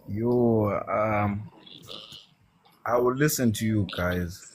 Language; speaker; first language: English; non-native, learner; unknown